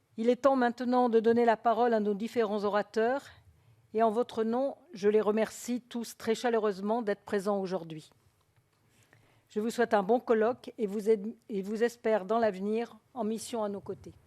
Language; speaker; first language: French; native; French